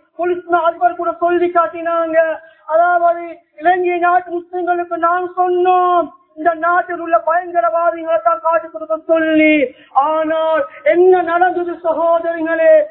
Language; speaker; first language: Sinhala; non-native, local second language; Tamil